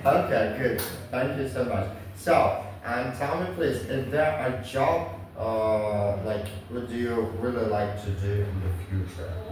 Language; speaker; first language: English; non-native, learner; Vietnamese